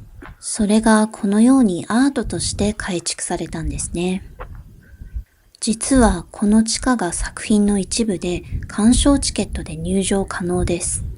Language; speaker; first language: Japanese; native; Japanese